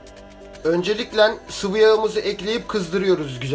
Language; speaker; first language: Turkish; native; Turkish